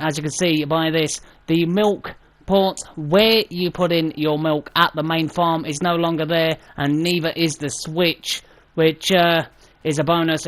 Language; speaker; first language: English; native; English